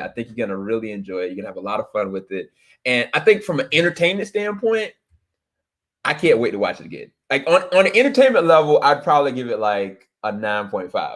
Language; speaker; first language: English; native; English